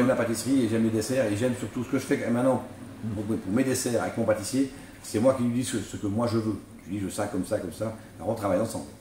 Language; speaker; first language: French; native; French